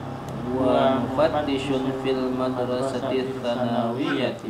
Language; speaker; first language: Arabic; non-native, learner; Indonesian